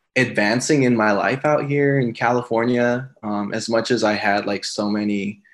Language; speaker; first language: English; native; English